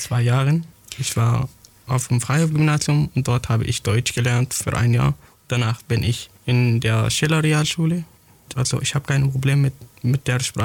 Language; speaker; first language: German; non-native, fluent; Arabic